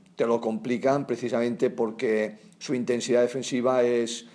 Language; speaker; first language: Spanish; non-native, local second language; Catalan